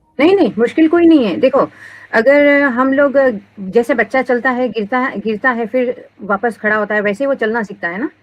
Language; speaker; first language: Hindi; native; Hindi